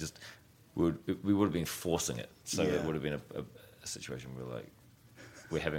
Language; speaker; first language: English; native; English